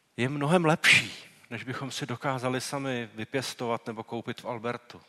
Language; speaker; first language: Czech; native; Czech